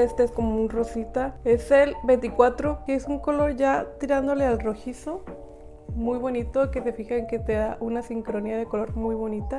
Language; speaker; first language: Spanish; native; Spanish